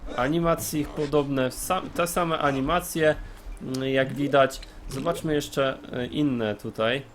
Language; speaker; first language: Polish; native; Polish